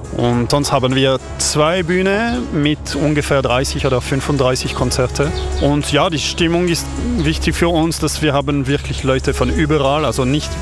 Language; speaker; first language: German; non-native, local second language; French